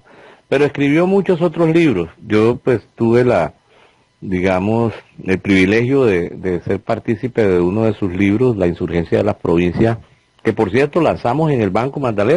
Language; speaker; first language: Spanish; native; Spanish